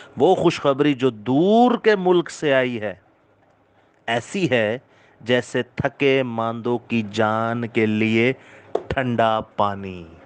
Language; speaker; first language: Urdu; non-native, local second language; Punjabi